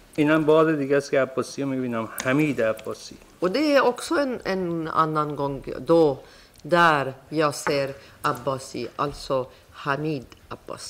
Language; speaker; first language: Swedish; non-native, fluent; Persian